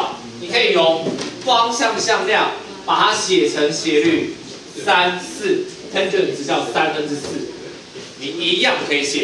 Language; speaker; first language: Chinese; native; Chinese